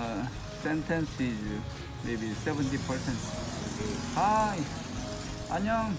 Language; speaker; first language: English; non-native, learner; Korean